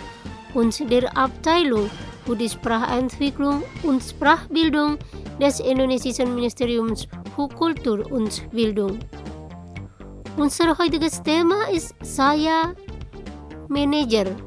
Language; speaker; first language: German; non-native, learner; Indonesian